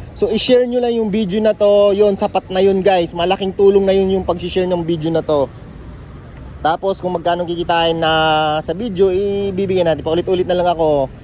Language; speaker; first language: Filipino; native; Filipino